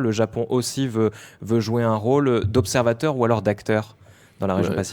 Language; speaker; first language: French; native; French